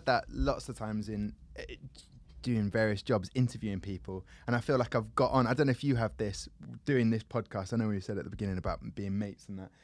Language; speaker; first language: English; native; English